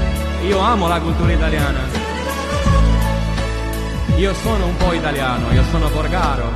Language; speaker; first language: Italian; non-native, learner; Spanish